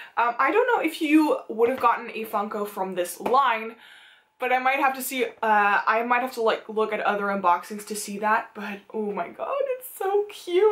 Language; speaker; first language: English; non-native, fluent; Dutch